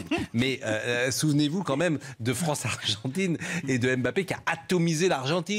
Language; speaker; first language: French; native; French